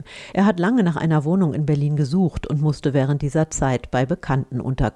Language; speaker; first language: German; native; German